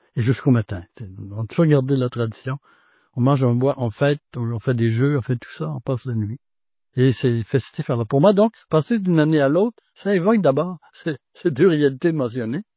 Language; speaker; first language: French; native; French